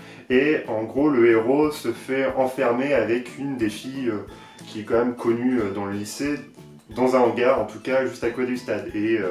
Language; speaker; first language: French; native; French